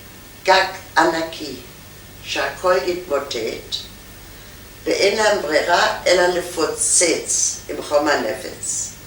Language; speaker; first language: Hebrew; non-native, fluent; German